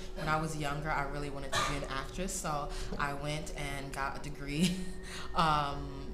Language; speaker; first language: English; native; English